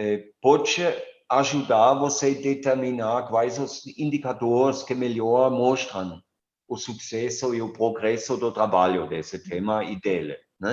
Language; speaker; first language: Portuguese; non-native, fluent; German